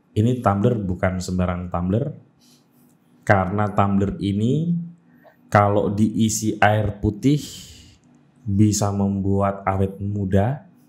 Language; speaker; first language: Indonesian; native; Indonesian